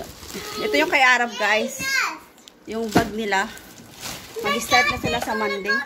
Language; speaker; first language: Filipino; native; Filipino